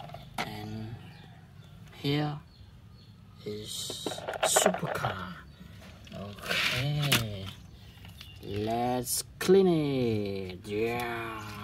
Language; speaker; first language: English; non-native, learner; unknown